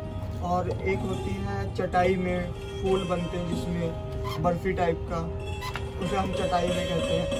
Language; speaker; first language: Hindi; native; Hindi